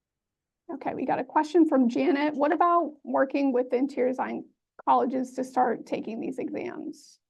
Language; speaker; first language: English; native; English